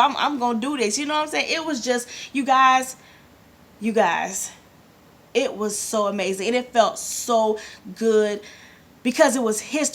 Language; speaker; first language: English; native; English